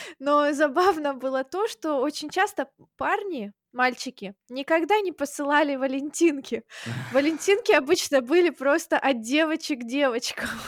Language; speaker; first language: Russian; native; Russian